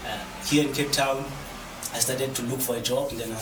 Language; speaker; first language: English; non-native, local second language; Xhosa